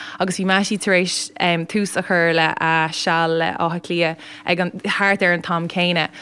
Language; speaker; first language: Irish; non-native, local second language; English